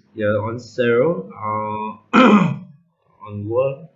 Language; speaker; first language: English; non-native, learner; Vietnamese